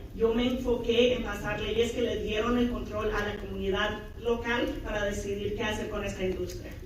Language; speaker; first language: Spanish; early bilingual, heritage; Spanish